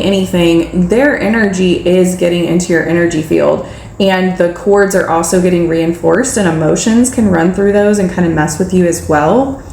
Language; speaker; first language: English; native; English